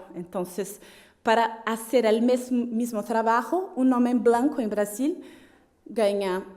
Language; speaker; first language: Spanish; non-native, fluent; Portuguese